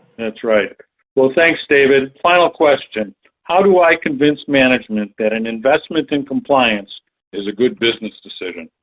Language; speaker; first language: English; native; English